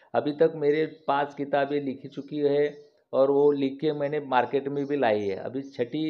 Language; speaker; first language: Hindi; non-native, local second language; Marathi